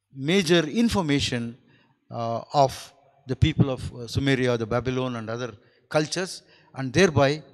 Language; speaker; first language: English; non-native, local second language; Kannada